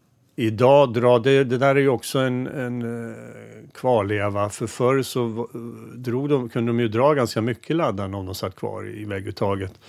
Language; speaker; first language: Swedish; native; Swedish